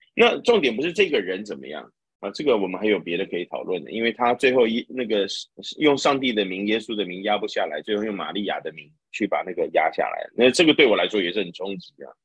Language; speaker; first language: Chinese; native; Chinese